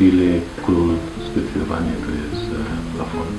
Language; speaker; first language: Polish; non-native, learner; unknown